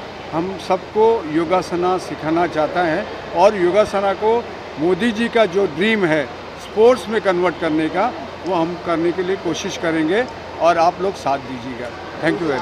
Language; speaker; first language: Hindi; native; Hindi